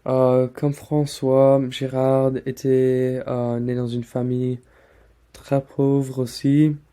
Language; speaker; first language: French; non-native, learner; English